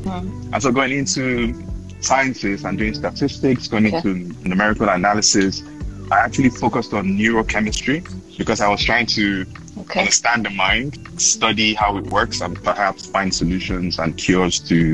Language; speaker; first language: English; non-native, local second language; Yoruba